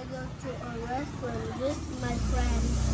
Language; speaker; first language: English; non-native, learner; Vietnamese